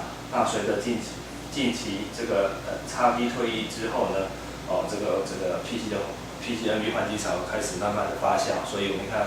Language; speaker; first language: Chinese; native; Chinese